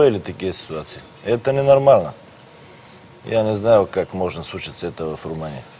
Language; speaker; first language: Russian; non-native, learner; Bulgarian